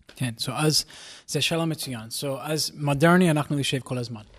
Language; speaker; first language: Hebrew; non-native, learner; English